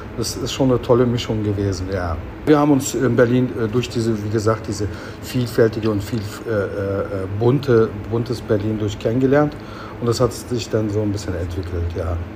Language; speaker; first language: German; early bilingual, other home language; Turkish